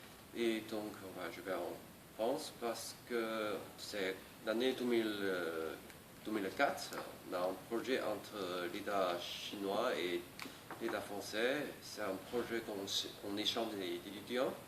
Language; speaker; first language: French; non-native, learner; Chinese